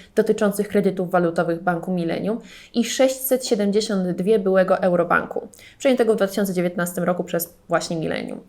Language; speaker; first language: Polish; native; Polish